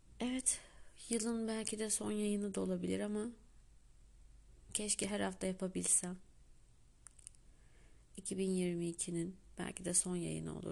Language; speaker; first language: Turkish; native; Turkish